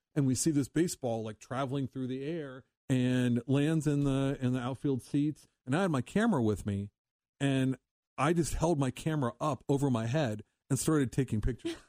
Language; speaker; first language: English; native; English